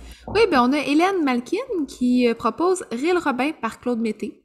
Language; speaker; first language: French; native; French